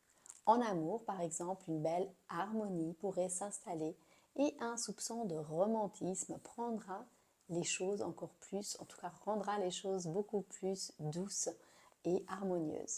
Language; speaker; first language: French; native; French